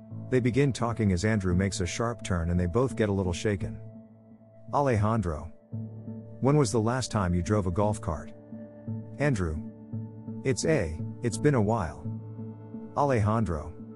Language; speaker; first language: English; early bilingual, other home language; Spanish